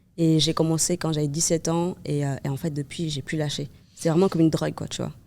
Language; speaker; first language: French; non-native, fluent; Kabuverdianu